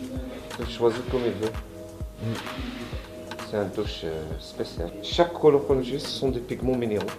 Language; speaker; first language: French; non-native, local second language; Arabic